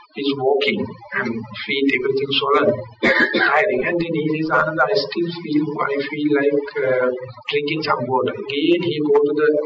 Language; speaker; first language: English; non-native, local second language; Sinhala